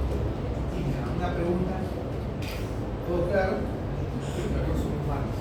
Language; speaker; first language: Spanish; native; Spanish